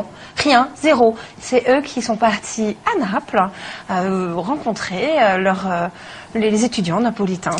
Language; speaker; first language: French; native; French